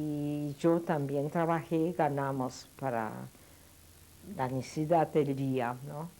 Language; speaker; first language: Spanish; non-native, fluent; Yiddish